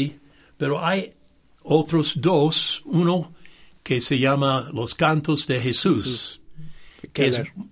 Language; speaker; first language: Spanish; non-native, fluent; English